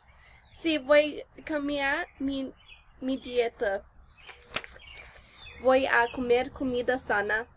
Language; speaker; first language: Spanish; non-native, learner; English